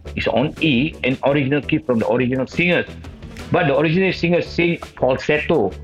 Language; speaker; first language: English; non-native, local second language; Malay